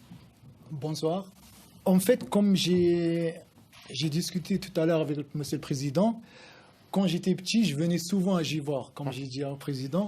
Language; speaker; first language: French; non-native, local second language; Arabic